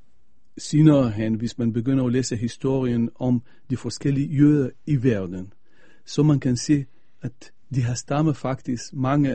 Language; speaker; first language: Danish; non-native, fluent; Arabic